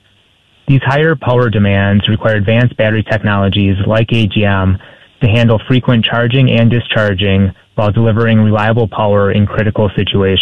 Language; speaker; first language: English; native; English